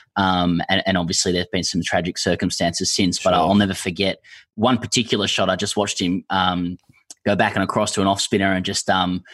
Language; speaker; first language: English; native; English